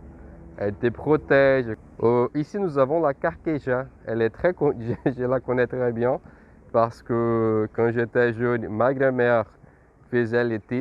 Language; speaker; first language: French; non-native, fluent; Portuguese